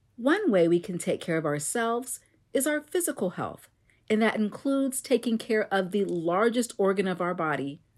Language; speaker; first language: English; native; English